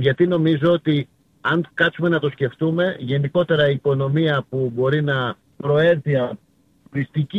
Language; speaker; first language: Greek; native; Greek